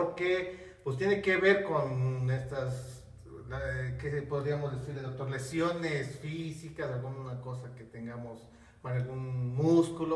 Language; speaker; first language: Spanish; native; Spanish